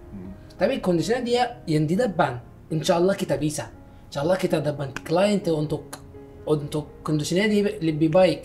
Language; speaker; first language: Indonesian; non-native, learner; Arabic